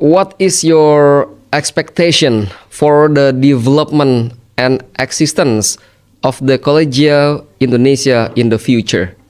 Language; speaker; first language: English; non-native, fluent; Indonesian